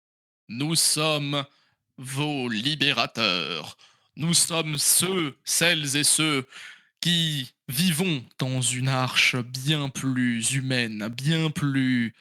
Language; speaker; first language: French; native; French